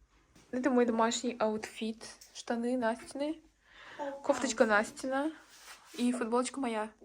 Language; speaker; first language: Russian; native; Russian